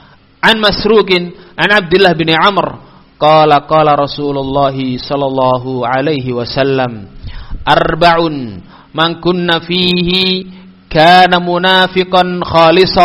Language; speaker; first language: Arabic; non-native, fluent; Indonesian